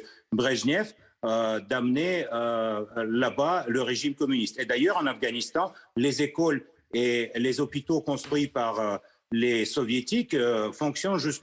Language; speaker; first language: French; non-native, fluent; Russian